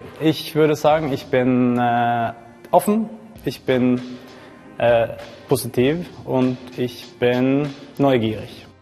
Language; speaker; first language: German; non-native, fluent; Norwegian